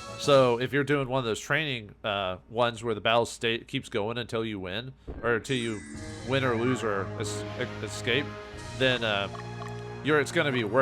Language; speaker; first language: English; native; English